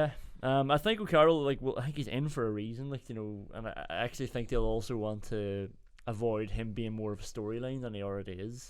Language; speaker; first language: English; native; English